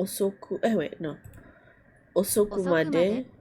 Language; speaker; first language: Japanese; non-native, learner; English